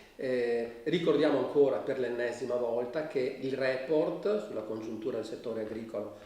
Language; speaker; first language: Italian; native; Italian